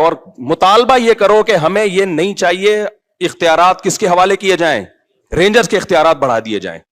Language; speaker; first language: Urdu; native; Urdu